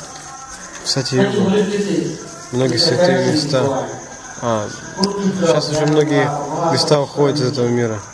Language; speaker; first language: Russian; non-native, fluent; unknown